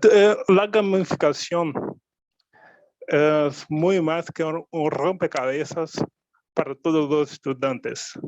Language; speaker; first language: Spanish; non-native, learner; Portuguese